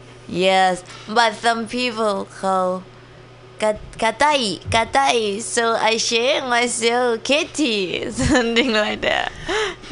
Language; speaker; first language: English; non-native, learner; Thai